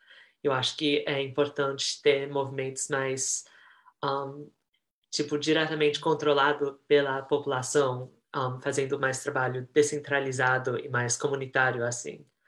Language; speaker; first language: Portuguese; early bilingual, heritage; Portuguese